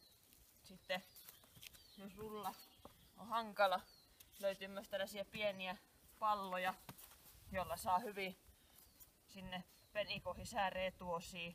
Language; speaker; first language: Finnish; native; Finnish